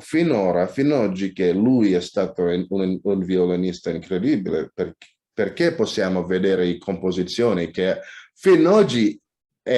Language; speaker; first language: Italian; non-native, fluent; Indonesian